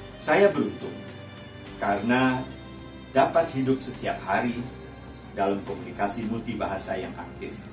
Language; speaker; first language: Indonesian; native; Indonesian